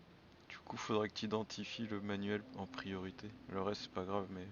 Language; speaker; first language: French; native; French